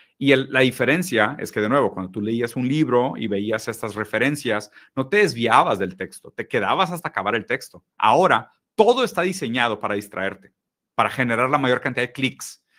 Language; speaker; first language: Spanish; early bilingual, other home language; Portuguese